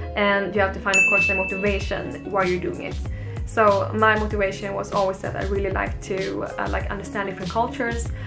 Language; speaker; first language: English; non-native, fluent; Swedish